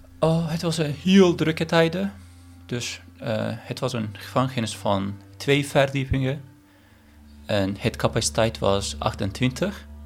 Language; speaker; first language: Dutch; non-native, learner; Turkish